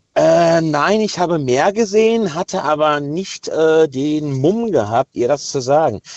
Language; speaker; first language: German; native; German